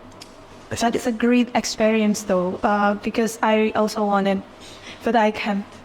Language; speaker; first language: English; non-native, fluent; Indonesian